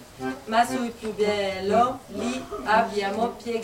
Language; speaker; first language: Italian; non-native, fluent; French